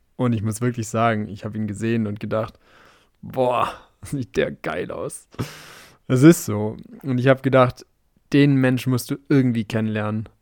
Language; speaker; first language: German; native; German